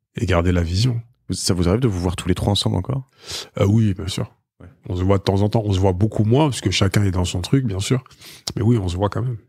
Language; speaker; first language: French; native; French